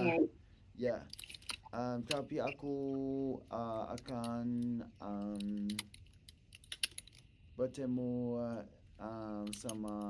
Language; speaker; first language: Indonesian; non-native, learner; English